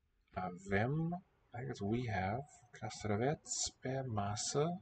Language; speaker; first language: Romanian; non-native, learner; English